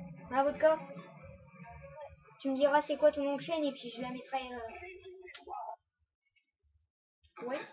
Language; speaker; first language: French; native; French